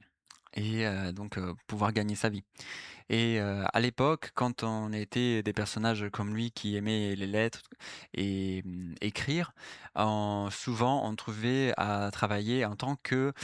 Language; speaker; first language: French; native; French